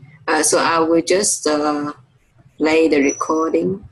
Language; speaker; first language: English; non-native, fluent; Vietnamese